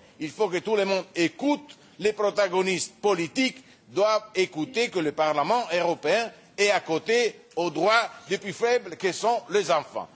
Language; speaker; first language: French; non-native, fluent; Italian